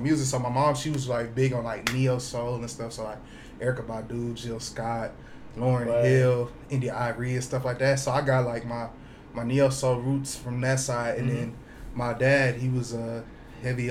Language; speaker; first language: English; native; English